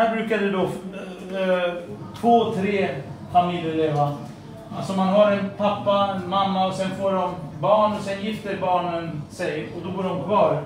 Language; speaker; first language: Swedish; early bilingual, other home language; Assyrian Neo-Aramaic